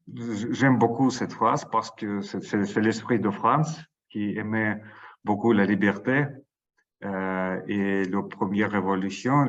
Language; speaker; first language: French; non-native, learner; Russian